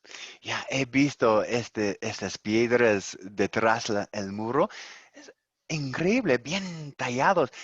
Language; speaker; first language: Spanish; non-native, learner; English